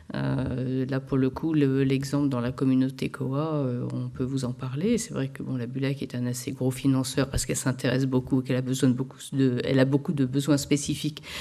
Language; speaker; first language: French; native; French